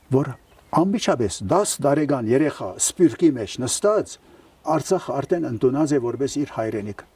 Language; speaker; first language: Armenian; early bilingual, heritage; Armenian